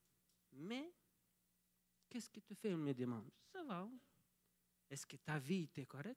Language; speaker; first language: French; non-native, fluent; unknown